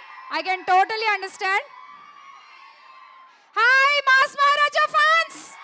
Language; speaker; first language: Telugu; native; Telugu